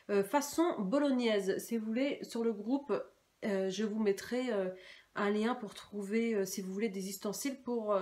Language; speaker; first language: French; native; French